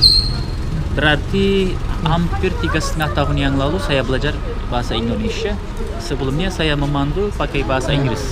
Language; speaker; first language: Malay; non-native, fluent; Turkish